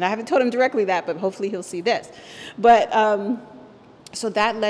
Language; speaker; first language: English; early bilingual, other home language; Spanish